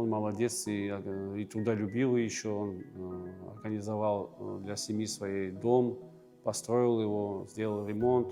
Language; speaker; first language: Russian; native; Russian